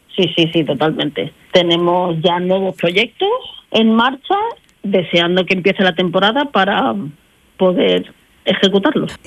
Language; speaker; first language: Spanish; early bilingual, heritage; English